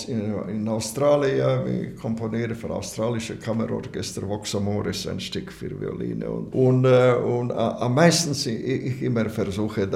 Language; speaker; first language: German; non-native, learner; Latvian